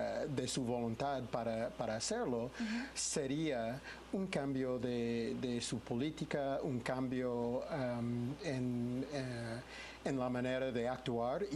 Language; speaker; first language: Spanish; non-native, fluent; English